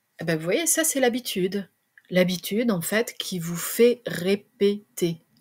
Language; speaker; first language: French; native; French